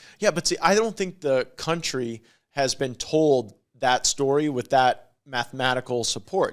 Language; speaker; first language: English; native; English